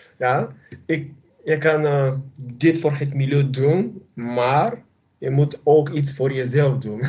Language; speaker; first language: Dutch; non-native, learner; Bulgarian